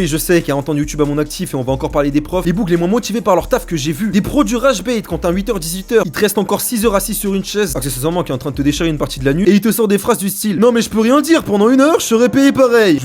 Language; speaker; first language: French; native; French